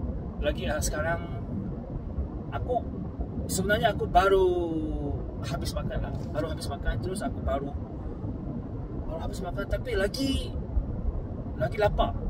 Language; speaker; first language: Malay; non-native, fluent; Korean